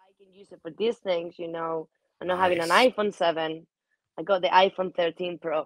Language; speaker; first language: English; non-native, fluent; Spanish